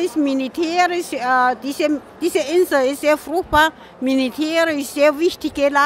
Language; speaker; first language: German; non-native, fluent; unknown